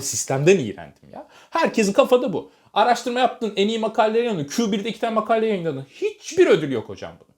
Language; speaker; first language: Turkish; native; Turkish